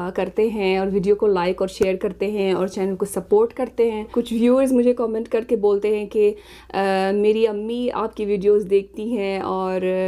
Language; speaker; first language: Urdu; non-native, fluent; Arabic